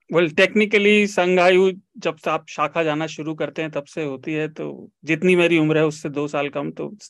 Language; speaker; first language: Hindi; native; Hindi